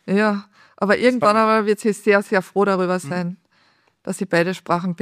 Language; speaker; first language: German; native; German